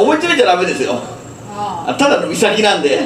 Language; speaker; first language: Japanese; native; Japanese